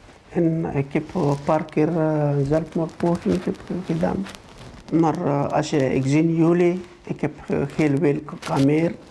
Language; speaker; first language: Dutch; non-native, learner; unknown